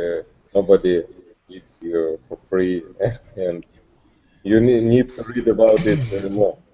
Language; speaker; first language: English; non-native, learner; Russian